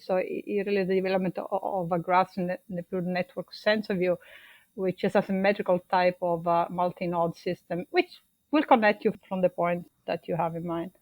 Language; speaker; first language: English; non-native, fluent; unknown